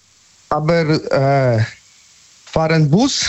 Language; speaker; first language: German; non-native, learner; Polish